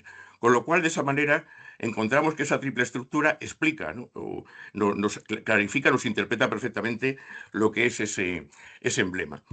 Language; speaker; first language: Spanish; native; Spanish